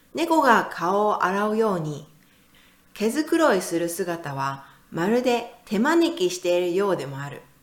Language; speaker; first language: Japanese; native; Japanese